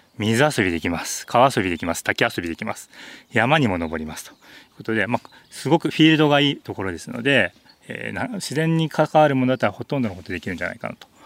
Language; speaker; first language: Japanese; native; Japanese